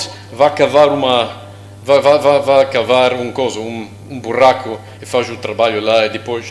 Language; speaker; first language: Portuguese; non-native, learner; English